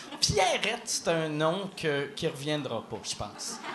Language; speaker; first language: French; native; French